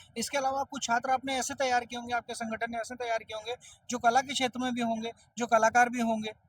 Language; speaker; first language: Hindi; native; Hindi